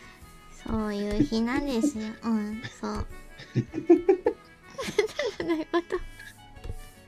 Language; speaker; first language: Japanese; native; Japanese